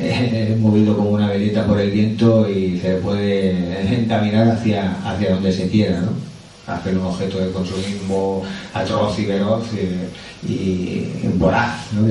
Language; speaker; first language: Spanish; native; Spanish